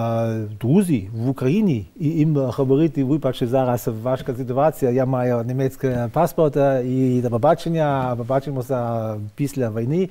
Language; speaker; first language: Ukrainian; non-native, fluent; German